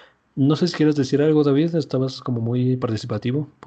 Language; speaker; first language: Spanish; native; Spanish